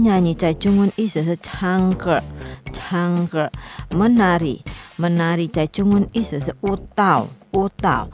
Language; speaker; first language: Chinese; non-native, fluent; Indonesian